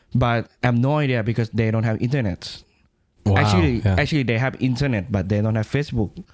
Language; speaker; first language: English; non-native, learner; Thai